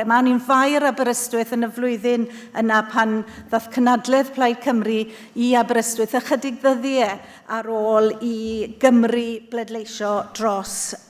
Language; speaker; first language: Welsh; native; Welsh